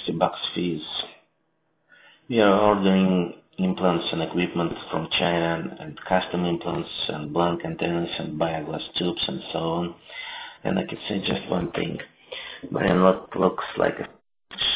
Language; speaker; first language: English; non-native, learner; Russian